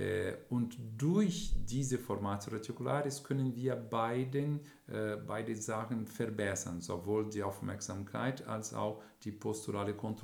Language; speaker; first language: German; non-native, fluent; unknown